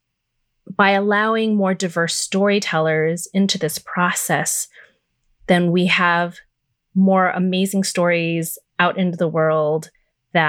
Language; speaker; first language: English; native; English